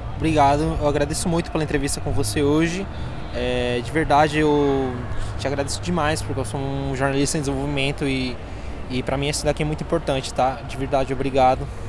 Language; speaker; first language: Portuguese; early bilingual, other home language; Spanish